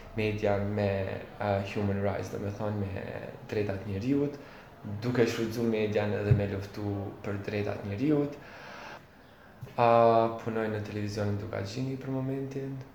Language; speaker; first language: Albanian; native; Albanian